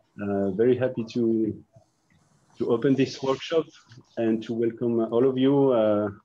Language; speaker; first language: English; non-native, fluent; French